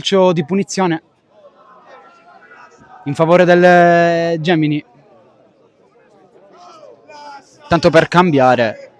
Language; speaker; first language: Italian; native; Italian